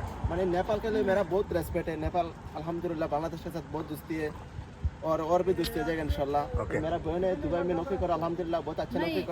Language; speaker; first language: Hindi; non-native, learner; Bangla